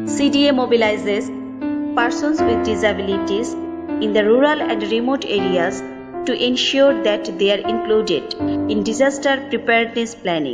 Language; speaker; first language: English; non-native, local second language; Bangla